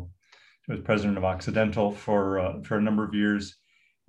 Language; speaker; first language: English; native; English